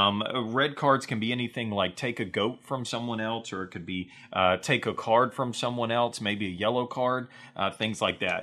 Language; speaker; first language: English; native; English